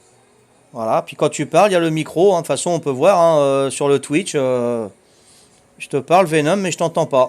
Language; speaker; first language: French; native; French